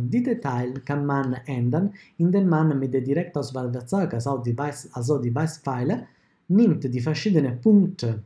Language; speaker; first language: German; non-native, fluent; Italian